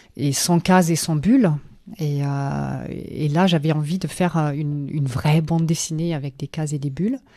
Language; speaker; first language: French; non-native, fluent; German